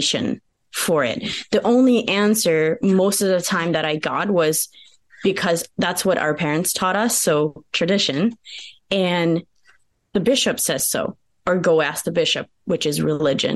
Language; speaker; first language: English; early bilingual, other home language; Pennsylvania German